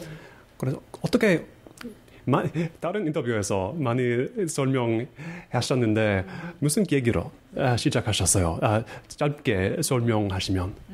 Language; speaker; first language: Korean; non-native, fluent; English